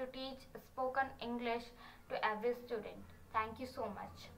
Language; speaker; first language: English; non-native, learner; Hindi